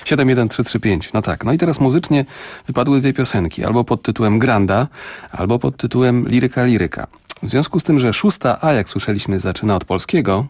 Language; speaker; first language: Polish; native; Polish